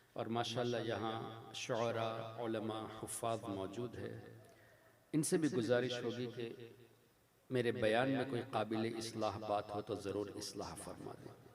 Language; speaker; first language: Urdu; non-native, fluent; Tamil